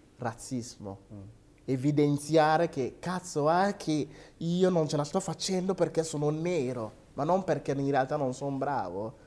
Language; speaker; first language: Italian; early bilingual, other home language; Akan